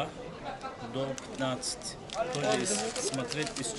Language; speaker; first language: Russian; non-native, learner; Turkish